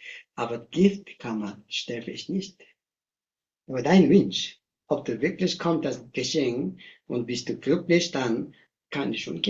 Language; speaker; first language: German; non-native, learner; Tibetan